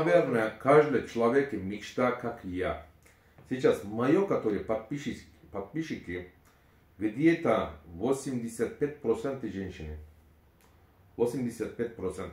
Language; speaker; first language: Russian; non-native, learner; Turkish